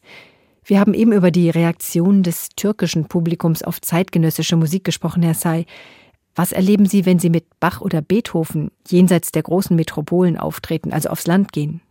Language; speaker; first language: German; native; German